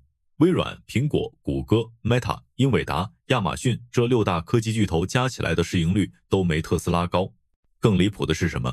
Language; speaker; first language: Chinese; native; Chinese